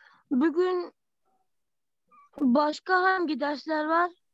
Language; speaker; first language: Turkish; non-native, learner; Persian